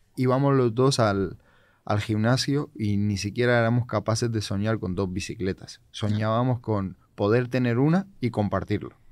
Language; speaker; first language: Spanish; non-native, fluent; Georgian